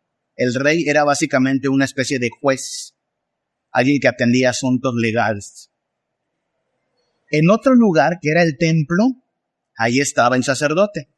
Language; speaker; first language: Spanish; native; Spanish